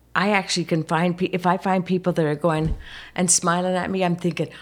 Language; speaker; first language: English; native; English